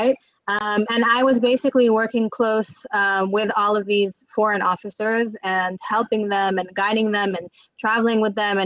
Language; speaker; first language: English; native; English